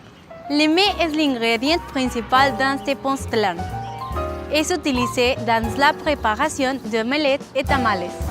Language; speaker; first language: French; non-native, learner; Spanish